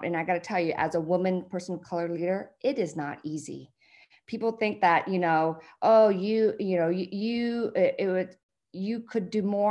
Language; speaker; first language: English; early bilingual, other home language; Vietnamese